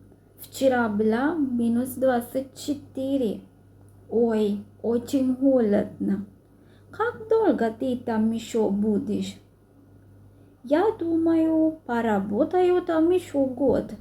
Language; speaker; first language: Russian; non-native, fluent; Sinhala